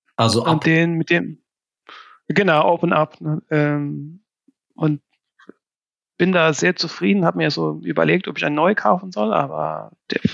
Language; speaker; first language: German; non-native, fluent; Swedish